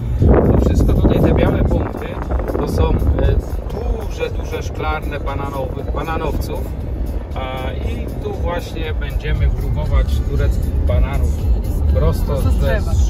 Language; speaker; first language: Polish; native; Polish